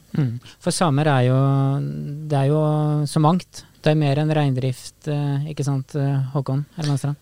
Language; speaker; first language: Norwegian; native; Norwegian